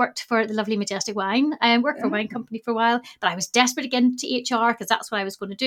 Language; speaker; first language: English; native; English